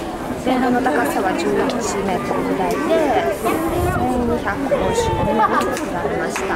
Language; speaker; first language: Japanese; non-native, fluent; Russian